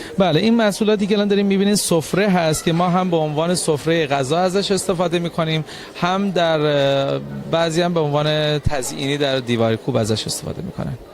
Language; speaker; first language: Persian; non-native, local second language; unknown